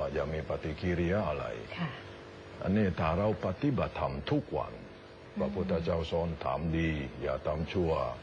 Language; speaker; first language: Thai; non-native, learner; Indonesian